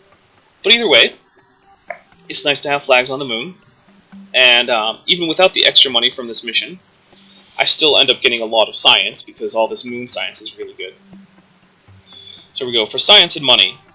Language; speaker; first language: English; native; English